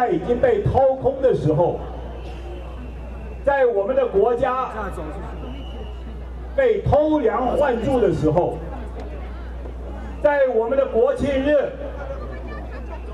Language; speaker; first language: Chinese; native; Chinese